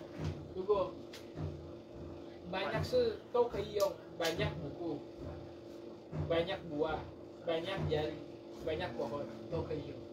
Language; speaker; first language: Chinese; non-native, learner; Indonesian